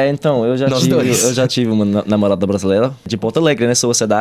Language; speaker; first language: Portuguese; non-native, fluent; English